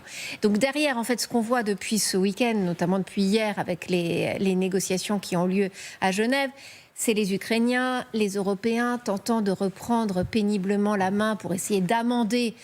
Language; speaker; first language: French; native; French